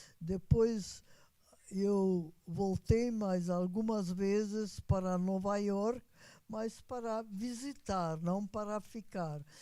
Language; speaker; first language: Portuguese; non-native, fluent; Hungarian